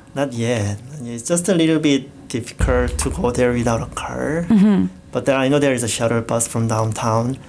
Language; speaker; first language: English; non-native, fluent; Korean